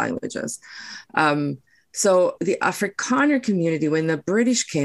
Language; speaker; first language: English; non-native, local second language; Afrikaans